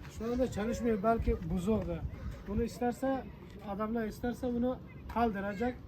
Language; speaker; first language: Turkish; non-native, learner; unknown